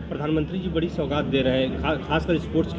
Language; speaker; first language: Hindi; native; Hindi